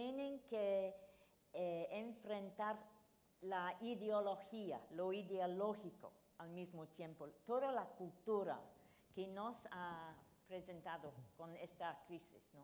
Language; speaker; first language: Spanish; non-native, fluent; English